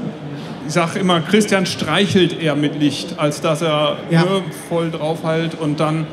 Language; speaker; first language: German; native; German